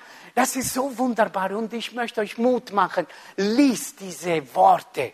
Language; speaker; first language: German; non-native, fluent; Italian